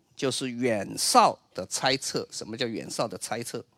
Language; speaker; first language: Chinese; native; Chinese